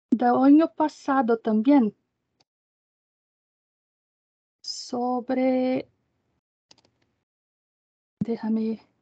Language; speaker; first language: Spanish; non-native, learner; Portuguese